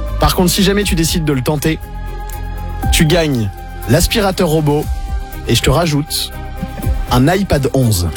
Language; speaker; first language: French; native; French